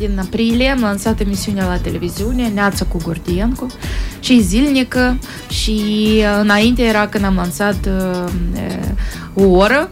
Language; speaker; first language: Romanian; non-native, local second language; Russian